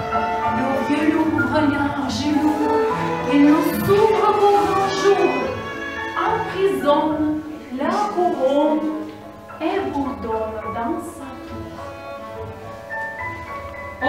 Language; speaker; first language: French; non-native, fluent; Russian